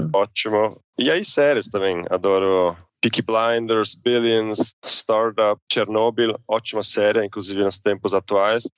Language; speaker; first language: Portuguese; non-native, fluent; Swiss German